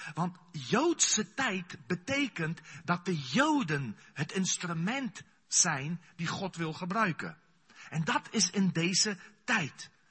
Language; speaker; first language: Dutch; non-native, fluent; Afrikaans